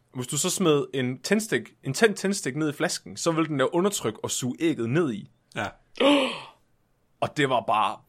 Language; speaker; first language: Danish; native; Danish